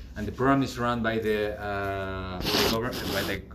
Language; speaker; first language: English; non-native, fluent; Spanish